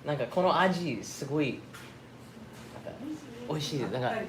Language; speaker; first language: Japanese; non-native, fluent; English